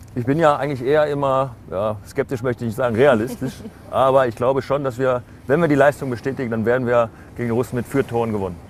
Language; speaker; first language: German; native; German